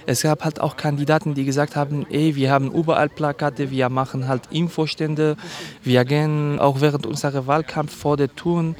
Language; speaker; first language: German; non-native, fluent; Kurdish